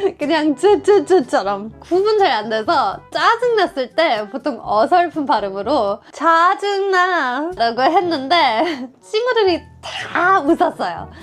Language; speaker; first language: Korean; non-native, fluent; German